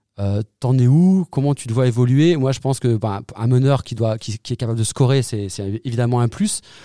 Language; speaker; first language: French; native; French